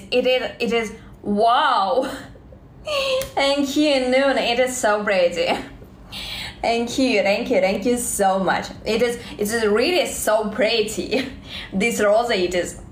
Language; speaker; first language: English; non-native, learner; Russian